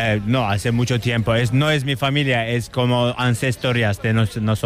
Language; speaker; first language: Spanish; non-native, learner; Turkish